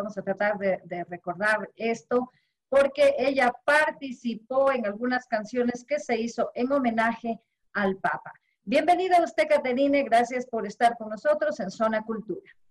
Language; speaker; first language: Spanish; native; Spanish